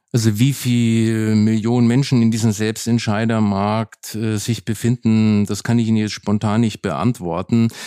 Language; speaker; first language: German; native; German